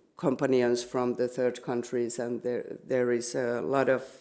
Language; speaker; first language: English; non-native, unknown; Finnish